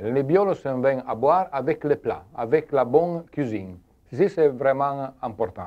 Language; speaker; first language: French; non-native, learner; Italian